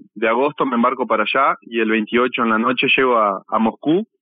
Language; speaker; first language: Spanish; native; Spanish